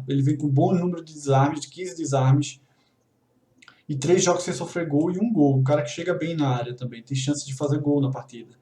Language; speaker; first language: Portuguese; native; Portuguese